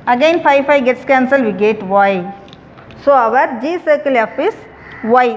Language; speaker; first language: English; non-native, local second language; Tamil